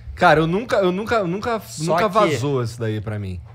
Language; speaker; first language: Portuguese; native; Portuguese